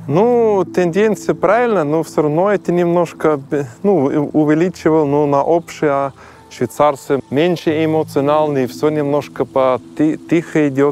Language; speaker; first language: Russian; non-native, learner; German